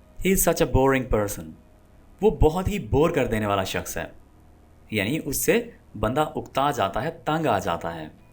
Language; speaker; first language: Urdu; non-native, local second language; Punjabi